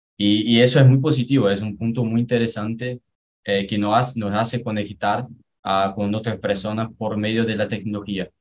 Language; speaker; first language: Spanish; non-native, fluent; Portuguese